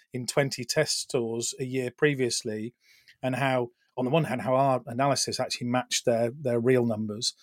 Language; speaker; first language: English; native; English